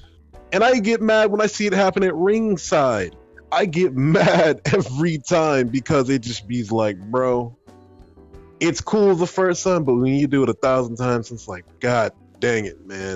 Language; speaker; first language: English; native; English